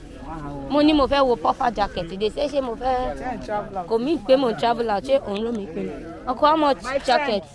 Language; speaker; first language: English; non-native, local second language; Yoruba